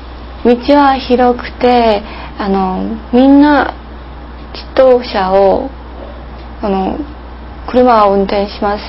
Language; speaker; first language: Japanese; non-native, learner; English